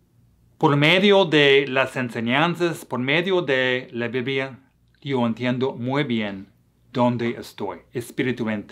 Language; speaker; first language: Spanish; non-native, fluent; English